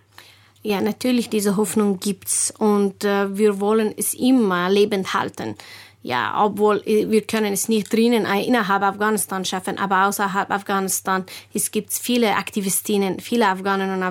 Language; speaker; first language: German; non-native, learner; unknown